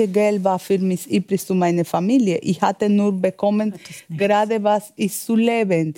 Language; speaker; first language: German; non-native, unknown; Spanish